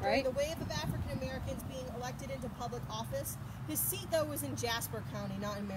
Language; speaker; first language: English; native; English